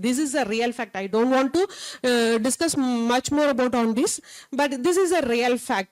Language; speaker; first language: English; non-native, local second language; Tamil